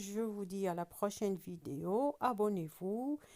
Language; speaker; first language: French; non-native, local second language; Arabic